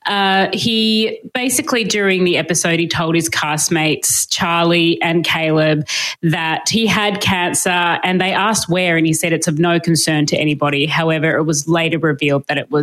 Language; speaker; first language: English; native; English